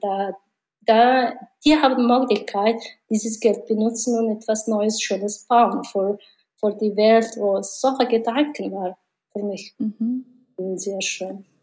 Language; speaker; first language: German; non-native, learner; Mongolian